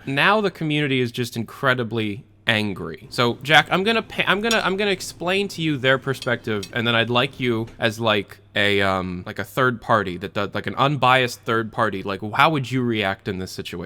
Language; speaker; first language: English; native; English